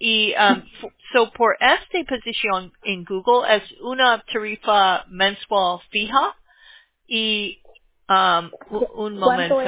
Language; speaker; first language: Spanish; non-native, learner; English